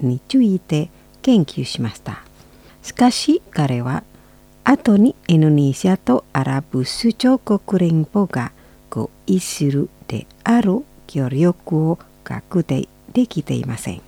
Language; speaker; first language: Japanese; non-native, fluent; Indonesian